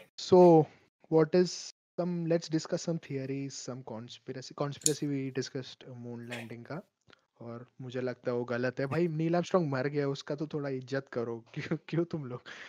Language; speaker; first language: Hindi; non-native, local second language; Malayalam